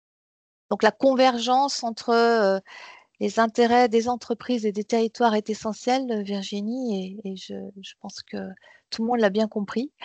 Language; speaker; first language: French; native; French